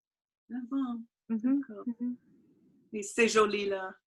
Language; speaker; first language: French; non-native, learner; English